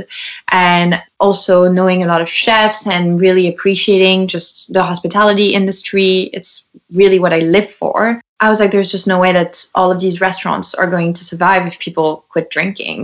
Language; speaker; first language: English; non-native, fluent; French